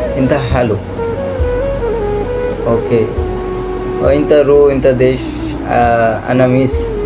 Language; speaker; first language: Arabic; non-native, learner; Bangla